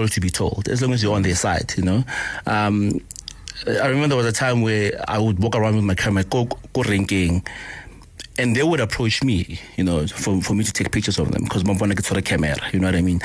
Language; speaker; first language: English; non-native, local second language; Northern Sotho